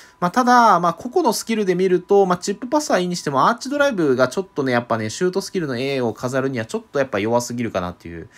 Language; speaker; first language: Japanese; native; Japanese